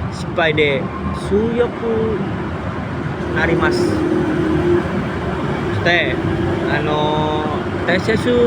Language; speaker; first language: Japanese; non-native, learner; Indonesian